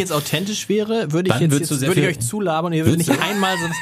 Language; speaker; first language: German; native; German